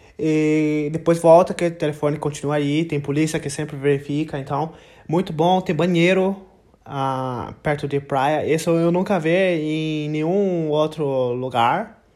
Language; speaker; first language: Portuguese; non-native, learner; English